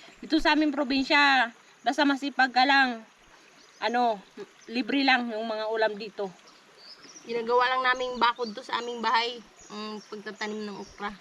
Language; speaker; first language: Filipino; native; Filipino